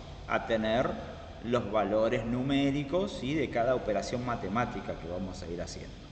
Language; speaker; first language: Spanish; native; Spanish